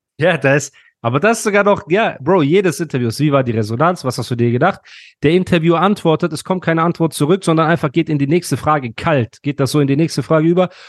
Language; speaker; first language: German; early bilingual, other home language; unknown